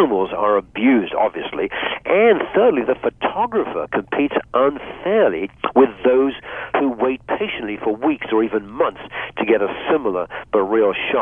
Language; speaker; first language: English; native; English